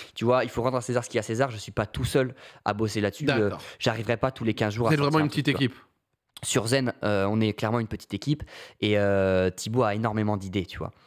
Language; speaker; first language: French; native; French